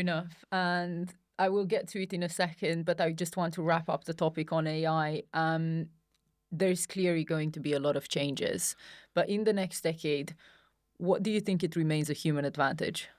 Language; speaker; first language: English; non-native, fluent; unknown